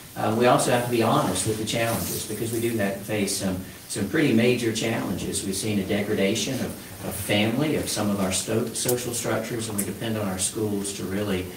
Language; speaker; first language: English; native; English